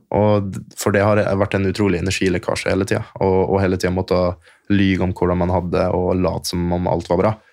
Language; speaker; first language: Norwegian; early bilingual, other home language; German